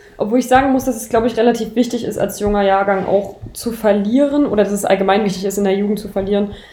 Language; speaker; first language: German; native; German